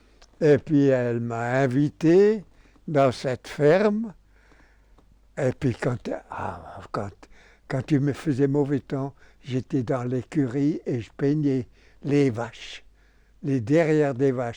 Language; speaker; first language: French; non-native, local second language; German